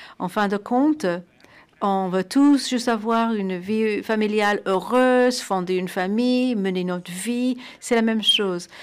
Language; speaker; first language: French; non-native, fluent; Portuguese